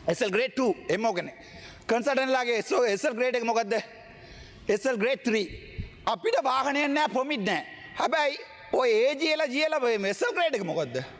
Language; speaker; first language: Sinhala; non-native, local second language; Tamil